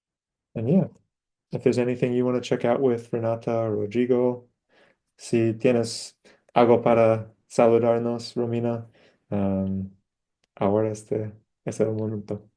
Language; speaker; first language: Spanish; non-native, fluent; English